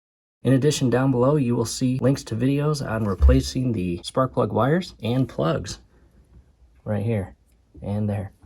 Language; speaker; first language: English; native; English